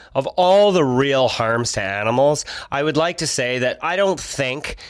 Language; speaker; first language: English; native; English